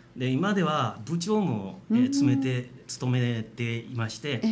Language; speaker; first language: Japanese; native; Japanese